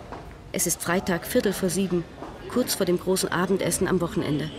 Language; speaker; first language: German; native; German